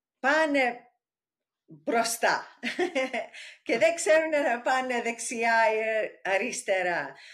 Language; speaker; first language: Greek; early bilingual, heritage; English